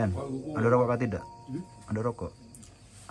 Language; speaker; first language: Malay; non-native, local second language; Javanese